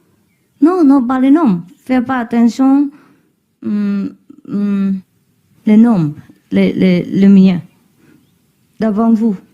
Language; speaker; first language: French; non-native, fluent; Vietnamese